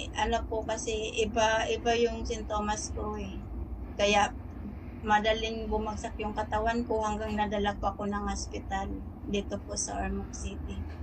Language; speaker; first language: Filipino; non-native, local second language; Cebuano